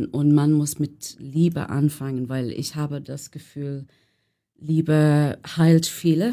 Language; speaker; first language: German; non-native, learner; English